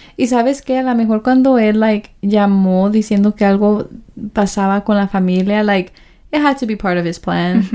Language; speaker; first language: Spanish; early bilingual, heritage; Spanish